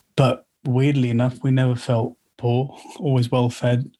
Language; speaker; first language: English; native; English